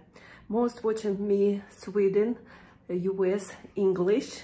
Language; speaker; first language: English; non-native, learner; Russian